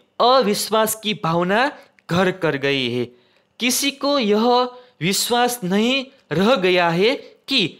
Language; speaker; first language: Hindi; non-native, local second language; Gujarati